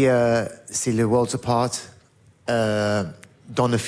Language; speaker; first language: French; non-native, learner; English